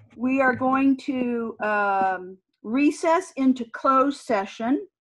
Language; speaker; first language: English; native; English